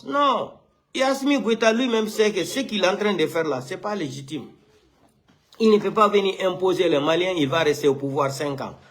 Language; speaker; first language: French; non-native, local second language; Fula